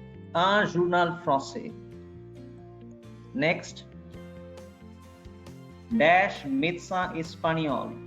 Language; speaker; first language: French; non-native, fluent; Bangla